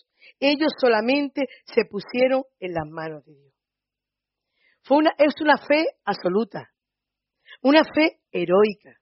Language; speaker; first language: Spanish; native; Spanish